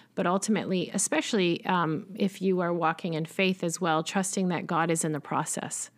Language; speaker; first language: English; native; English